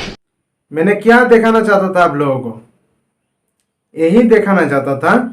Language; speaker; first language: Hindi; non-native, fluent; Bangla